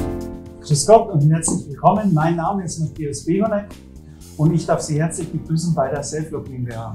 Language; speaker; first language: German; native; German